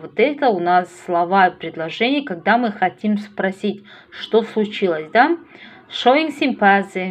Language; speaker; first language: Russian; non-native, local second language; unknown